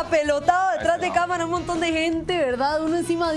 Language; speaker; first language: Spanish; native; Spanish